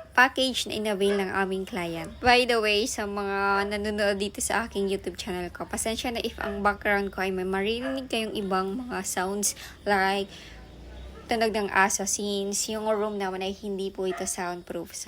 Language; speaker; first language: Filipino; non-native, local second language; Bikol